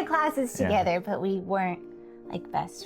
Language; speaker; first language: English; native; English